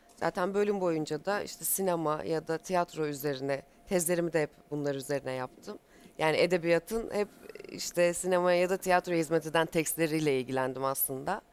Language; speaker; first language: Turkish; native; Turkish